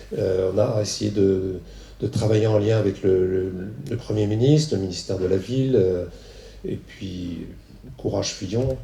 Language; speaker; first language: French; native; French